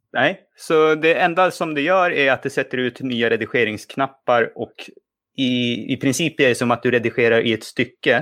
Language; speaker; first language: Swedish; native; Swedish